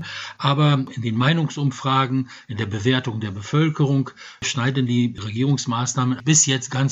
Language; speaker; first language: German; non-native, fluent; Polish